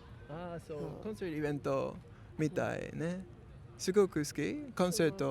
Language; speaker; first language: Japanese; non-native, learner; English